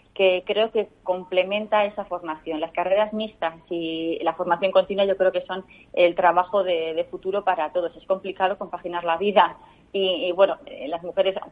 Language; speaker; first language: Spanish; native; Spanish